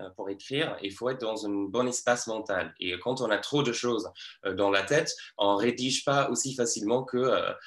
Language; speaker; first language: French; non-native, fluent; English